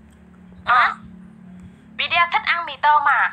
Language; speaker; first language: Vietnamese; non-native, learner; Malay